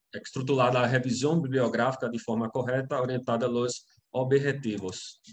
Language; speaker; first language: Spanish; non-native, learner; Portuguese